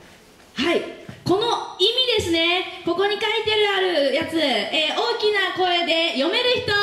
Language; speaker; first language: Japanese; native; Japanese